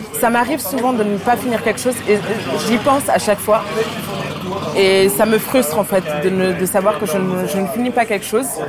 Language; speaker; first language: French; early bilingual, other home language; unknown